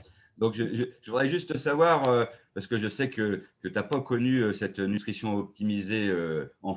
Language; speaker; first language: French; native; French